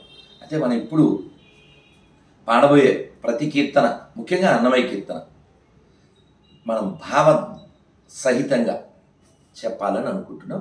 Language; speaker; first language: Telugu; native; Telugu